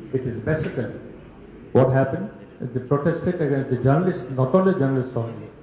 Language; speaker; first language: English; non-native, local second language; Bangla